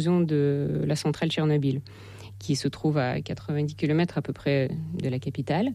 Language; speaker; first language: French; non-native, fluent; Russian